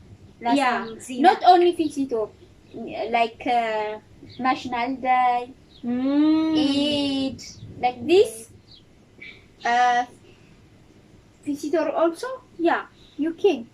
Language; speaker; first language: English; non-native, learner; Amharic